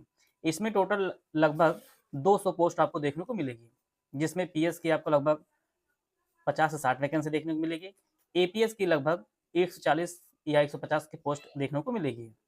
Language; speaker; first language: Hindi; native; Hindi